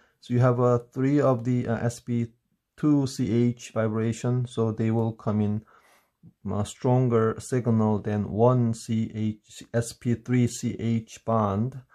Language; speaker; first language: English; non-native, fluent; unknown